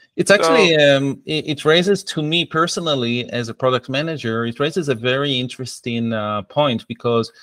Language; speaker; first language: English; non-native, fluent; Hebrew